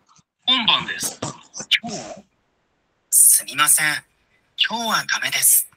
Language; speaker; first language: Japanese; non-native, learner; Bangla